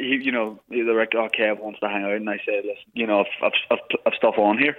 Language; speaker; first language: English; native; English